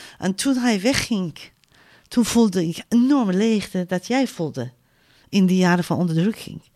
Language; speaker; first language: Dutch; non-native, fluent; Persian